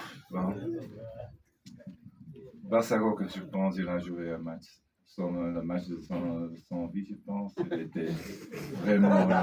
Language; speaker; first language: French; non-native, fluent; Dutch